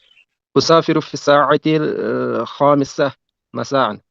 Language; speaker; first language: Arabic; non-native, learner; Urdu